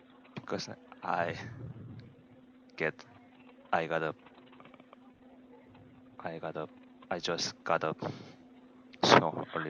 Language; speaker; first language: English; non-native, learner; Korean